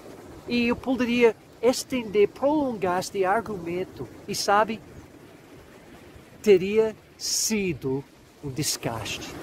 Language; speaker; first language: Portuguese; non-native, fluent; English